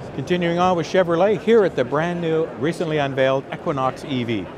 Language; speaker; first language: English; native; English